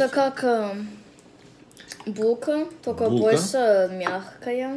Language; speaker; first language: Russian; early bilingual, heritage; Russian